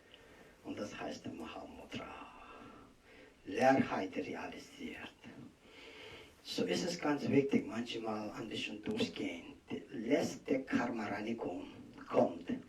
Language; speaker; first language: German; non-native, learner; Tibetan